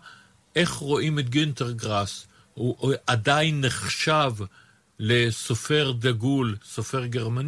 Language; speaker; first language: Hebrew; native; Hebrew